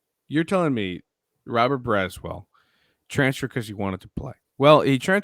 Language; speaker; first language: English; native; English